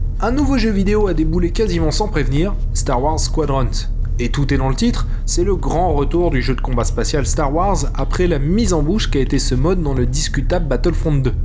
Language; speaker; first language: French; native; French